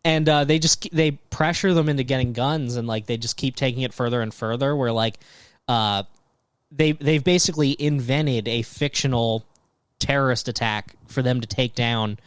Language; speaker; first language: English; native; English